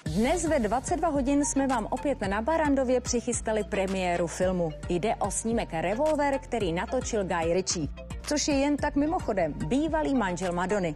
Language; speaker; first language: Czech; native; Czech